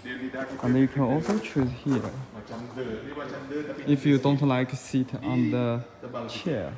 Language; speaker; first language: English; non-native, learner; Chinese